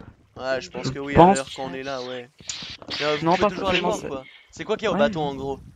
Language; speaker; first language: French; native; French